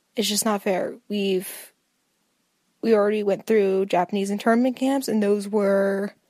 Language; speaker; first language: English; native; English